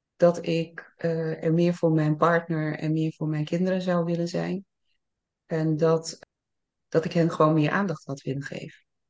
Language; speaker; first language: Dutch; early bilingual, other home language; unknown